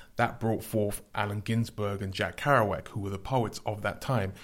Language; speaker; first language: English; native; English